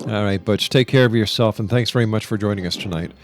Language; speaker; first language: English; native; English